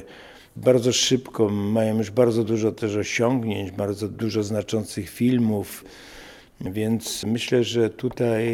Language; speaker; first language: Polish; native; Polish